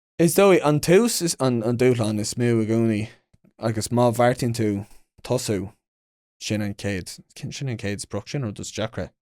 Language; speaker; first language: Irish; non-native, local second language; English